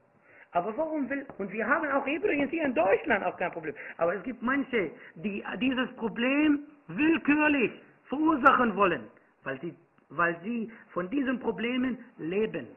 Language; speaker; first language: German; non-native, fluent; Arabic